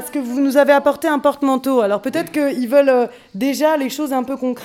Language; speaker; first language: French; native; French